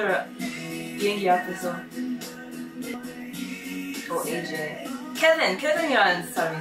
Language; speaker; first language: Korean; non-native, fluent; English